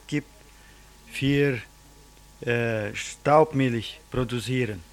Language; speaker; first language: German; early bilingual, heritage; German